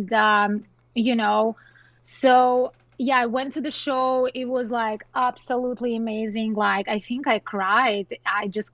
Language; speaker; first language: English; non-native, fluent; Russian